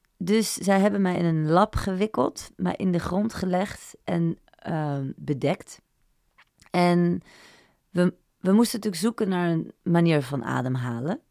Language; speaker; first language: Dutch; native; Dutch